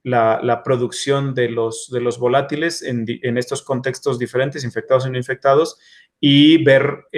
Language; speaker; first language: Spanish; native; Spanish